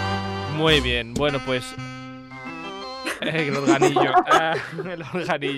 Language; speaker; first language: Spanish; native; Spanish